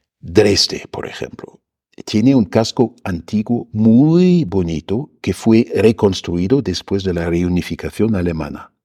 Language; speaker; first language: Spanish; non-native, fluent; German